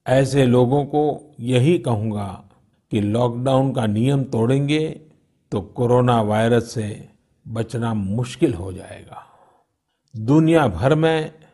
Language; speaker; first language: Hindi; non-native, local second language; Gujarati